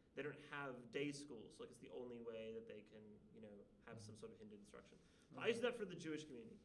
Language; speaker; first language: English; native; English